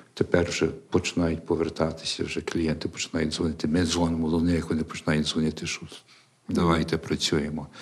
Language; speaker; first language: Ukrainian; early bilingual, heritage; Ukrainian